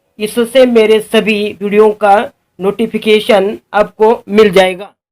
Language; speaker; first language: Hindi; non-native, local second language; Marathi